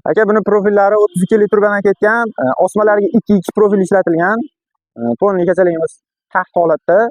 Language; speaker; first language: Uzbek; native; Uzbek